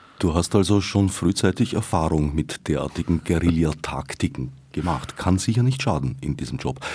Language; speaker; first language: German; native; German